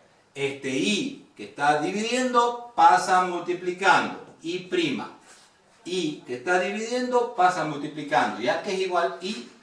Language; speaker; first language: Spanish; native; Spanish